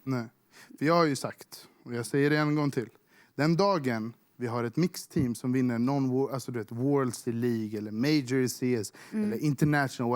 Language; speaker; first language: Swedish; native; Swedish